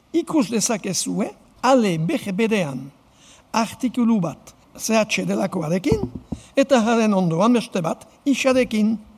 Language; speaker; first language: Basque; native; Basque